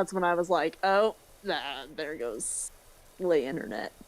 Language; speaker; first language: English; native; English